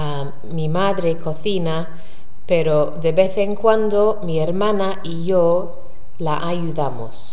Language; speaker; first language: Spanish; non-native, learner; English